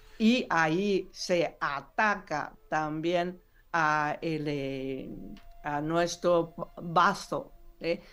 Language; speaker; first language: Spanish; non-native, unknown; Chinese